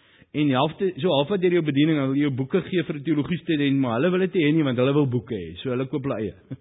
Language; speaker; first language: Afrikaans; native; Afrikaans